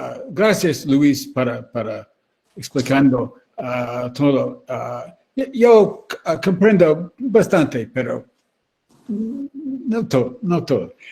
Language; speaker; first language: Spanish; non-native, learner; English